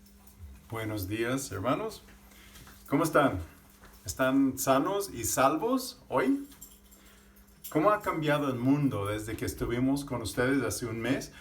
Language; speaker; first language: Spanish; non-native, fluent; English